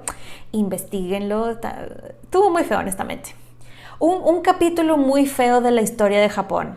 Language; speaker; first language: Spanish; native; Spanish